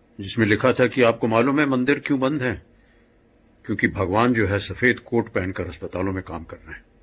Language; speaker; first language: Hindi; native; Hindi